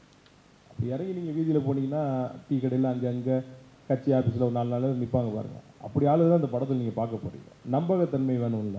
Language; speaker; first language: Tamil; native; Tamil